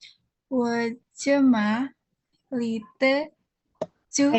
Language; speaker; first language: Chinese; non-native, learner; Indonesian